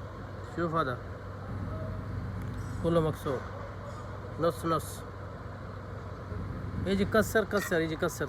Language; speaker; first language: Arabic; non-native, learner; Urdu